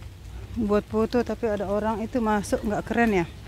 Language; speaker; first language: Malay; native; Malay